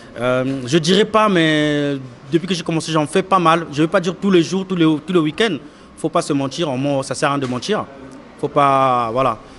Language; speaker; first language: French; non-native, local second language; Lingala